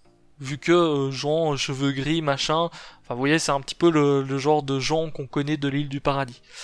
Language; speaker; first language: French; native; French